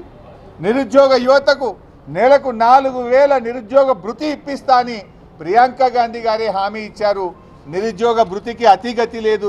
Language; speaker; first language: Telugu; native; Telugu